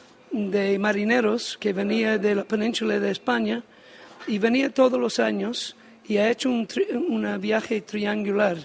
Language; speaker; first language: Spanish; non-native, learner; English